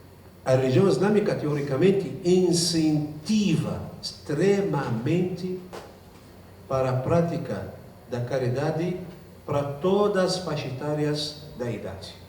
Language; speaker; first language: Portuguese; non-native, fluent; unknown